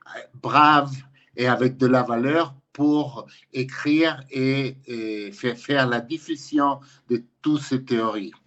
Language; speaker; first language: French; non-native, fluent; Spanish